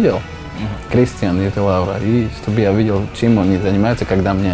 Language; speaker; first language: Russian; non-native, learner; Slovak